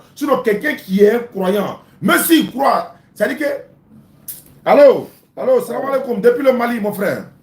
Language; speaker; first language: French; non-native, local second language; Dyula